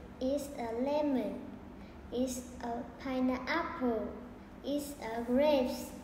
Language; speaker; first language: English; non-native, learner; Vietnamese